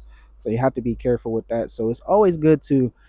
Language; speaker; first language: English; native; English